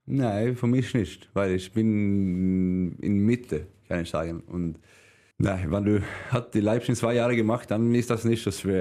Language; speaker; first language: German; non-native, learner; Swedish